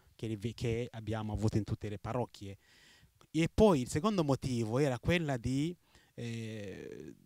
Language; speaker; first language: Italian; non-native, fluent; Rundi